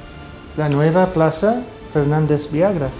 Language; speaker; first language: Spanish; non-native, fluent; English